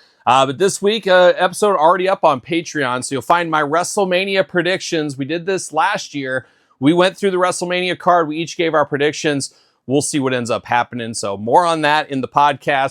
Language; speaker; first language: English; native; English